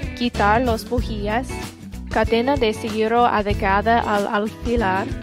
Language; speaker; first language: Spanish; non-native, learner; English